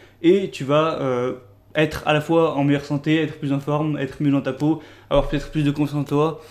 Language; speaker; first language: French; native; French